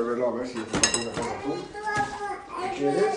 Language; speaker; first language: Spanish; native; Spanish